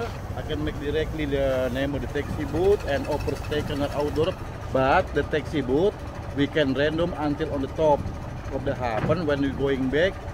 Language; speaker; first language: English; non-native, learner; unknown